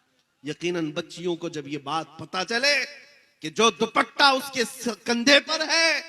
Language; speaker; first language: Hindi; native; Hindi